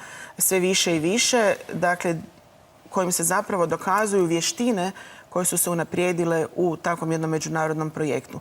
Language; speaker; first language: Croatian; native; Croatian